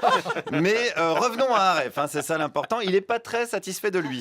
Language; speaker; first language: French; native; French